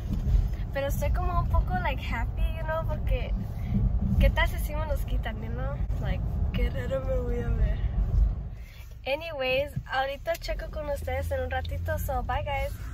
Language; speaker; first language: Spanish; early bilingual, other home language; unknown